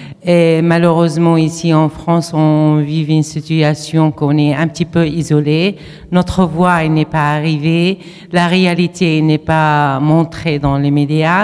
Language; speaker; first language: French; non-native, fluent; Arabic